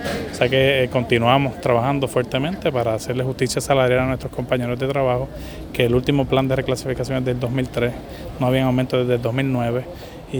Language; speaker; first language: Spanish; native; Spanish